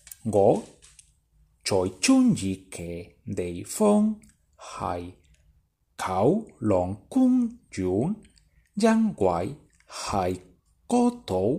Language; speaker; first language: Cantonese; non-native, learner; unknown